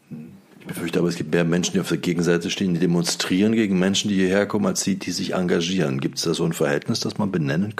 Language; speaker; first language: German; native; German